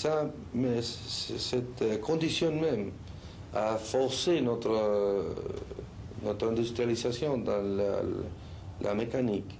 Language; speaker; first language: French; non-native, fluent; Spanish